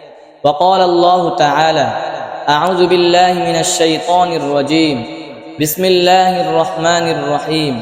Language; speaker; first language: Arabic; non-native, learner; Bangla